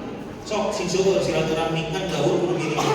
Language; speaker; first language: Indonesian; non-native, local second language; Sundanese